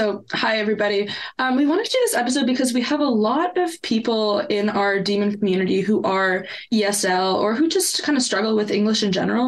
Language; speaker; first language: English; non-native, local second language; French